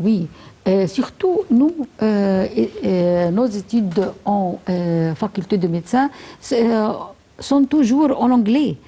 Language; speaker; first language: French; non-native, fluent; Arabic